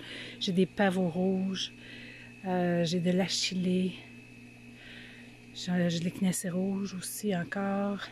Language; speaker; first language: French; native; French